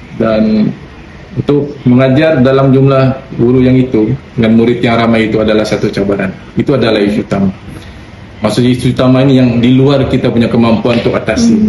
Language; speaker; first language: Malay; native; Malay